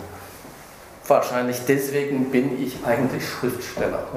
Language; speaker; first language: German; non-native, fluent; English